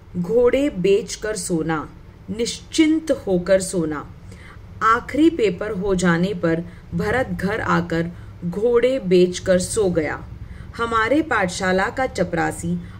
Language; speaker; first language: Hindi; non-native, local second language; Marathi